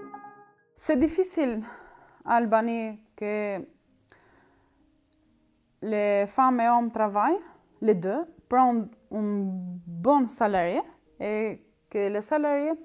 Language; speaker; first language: French; non-native, learner; Albanian